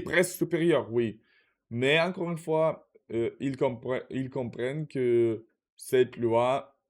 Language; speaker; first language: French; non-native, learner; Russian